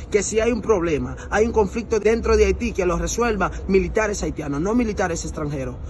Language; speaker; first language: Spanish; non-native, fluent; Haitian Creole